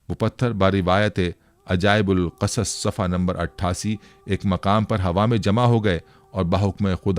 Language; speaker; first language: Urdu; native; Urdu